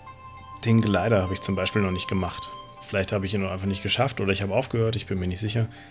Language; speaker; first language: German; native; German